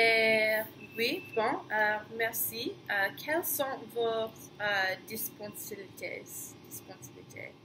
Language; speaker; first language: French; non-native, learner; English